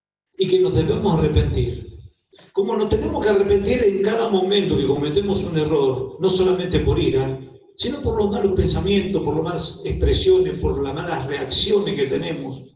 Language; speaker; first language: Spanish; native; Spanish